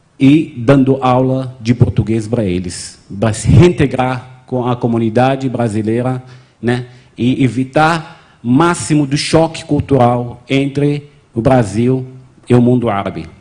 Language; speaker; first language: Portuguese; non-native, fluent; Arabic